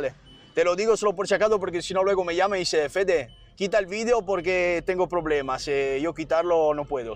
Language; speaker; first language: Spanish; non-native, fluent; Italian